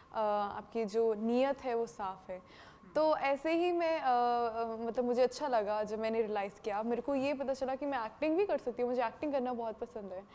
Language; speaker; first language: Hindi; non-native, local second language; Punjabi